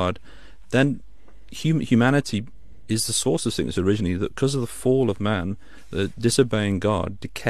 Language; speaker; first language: English; native; English